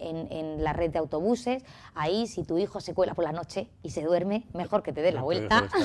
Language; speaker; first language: Spanish; native; Spanish